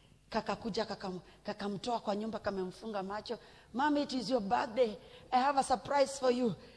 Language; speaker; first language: English; non-native, local second language; Swahili